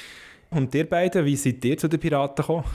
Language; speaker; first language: German; native; German